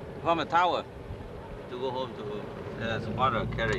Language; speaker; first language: English; non-native, learner; Vietnamese